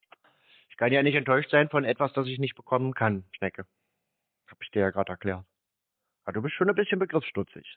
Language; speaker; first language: German; native; German